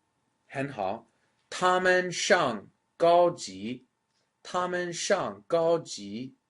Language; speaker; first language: Chinese; non-native, fluent; English